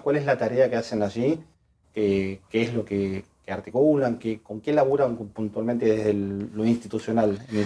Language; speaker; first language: Spanish; native; Spanish